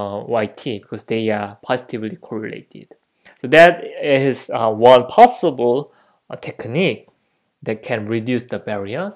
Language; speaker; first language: English; non-native, fluent; Korean